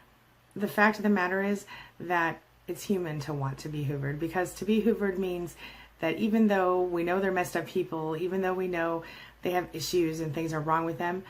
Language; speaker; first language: English; native; English